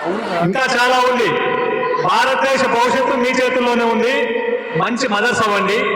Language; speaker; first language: Telugu; native; Telugu